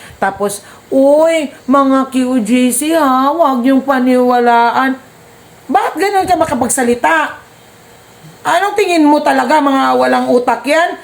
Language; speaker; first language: Filipino; non-native, local second language; Cebuano